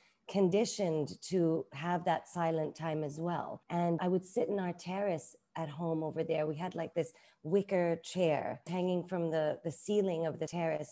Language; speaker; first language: English; native; English